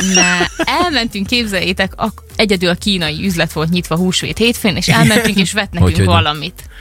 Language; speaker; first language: Hungarian; native; Hungarian